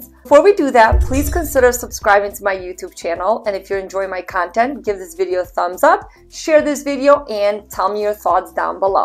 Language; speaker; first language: English; native; English